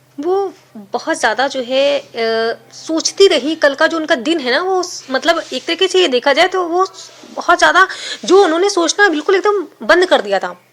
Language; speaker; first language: Hindi; native; Hindi